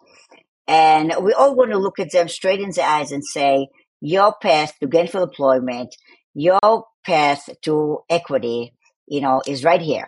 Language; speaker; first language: English; non-native, fluent; Hebrew